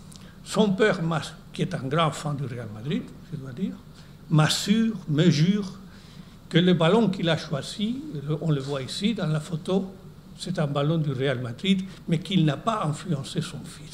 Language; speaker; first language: French; non-native, fluent; Spanish